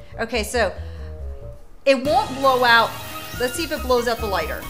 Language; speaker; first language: English; native; English